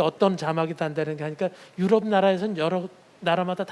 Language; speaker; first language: Korean; native; Korean